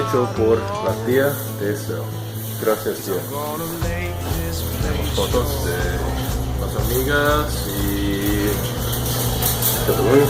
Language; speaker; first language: Spanish; non-native, learner; English